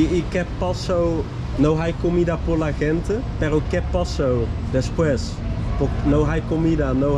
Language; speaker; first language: Spanish; non-native, learner; Dutch